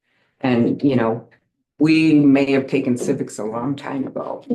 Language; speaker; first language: English; native; English